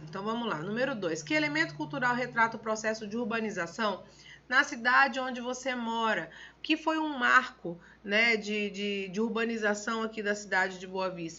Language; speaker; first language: Portuguese; native; Portuguese